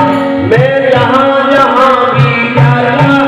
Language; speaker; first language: Hindi; native; Hindi